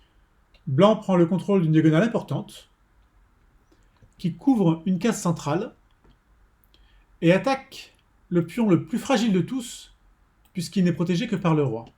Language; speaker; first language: French; native; French